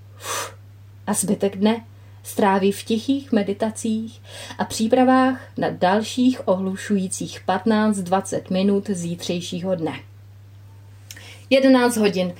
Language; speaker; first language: Czech; native; Czech